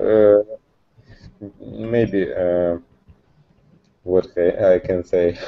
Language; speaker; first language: English; non-native, learner; Russian